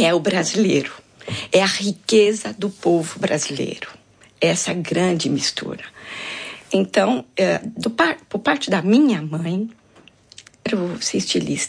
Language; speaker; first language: Portuguese; non-native, fluent; French